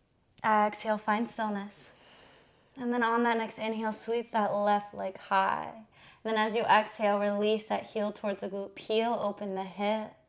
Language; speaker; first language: English; native; English